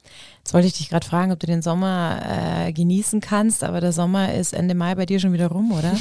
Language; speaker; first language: German; native; German